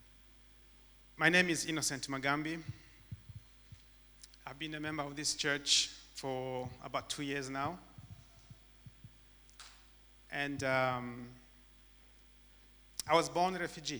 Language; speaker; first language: English; non-native, fluent; Rundi